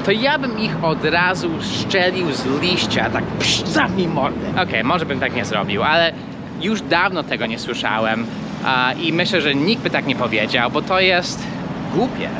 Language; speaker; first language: Polish; non-native, fluent; English